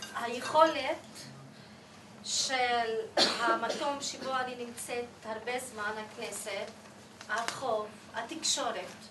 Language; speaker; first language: Hebrew; non-native, local second language; Arabic